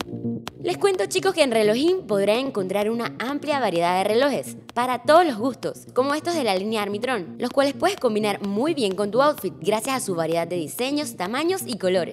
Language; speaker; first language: Spanish; native; Spanish